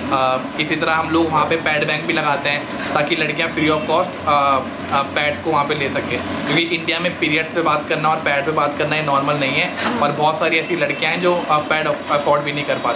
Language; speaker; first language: Hindi; native; Hindi